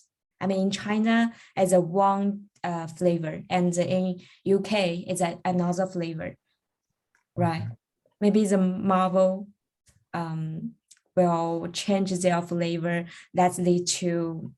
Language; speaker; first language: English; non-native, learner; Chinese